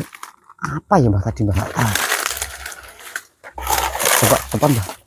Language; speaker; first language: Indonesian; native; Indonesian